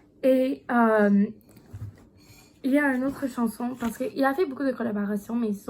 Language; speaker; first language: French; non-native, learner; English